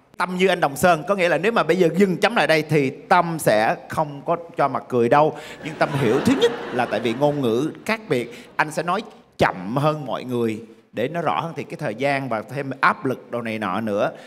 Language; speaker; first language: Vietnamese; native; Vietnamese